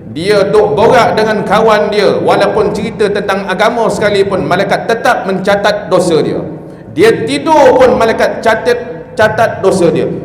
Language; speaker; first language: Malay; native; Malay